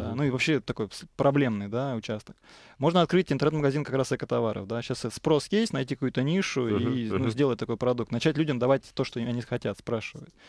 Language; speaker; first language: Russian; native; Russian